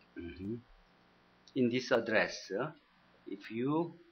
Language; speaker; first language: English; non-native, fluent; Korean